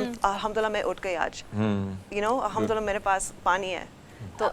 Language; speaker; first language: Hindi; early bilingual, heritage; English